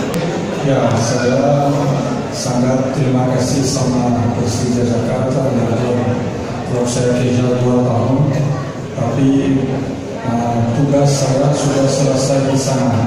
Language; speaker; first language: Indonesian; non-native, fluent; Portuguese